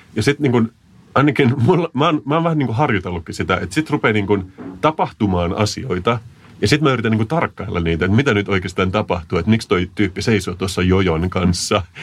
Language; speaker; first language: Finnish; native; Finnish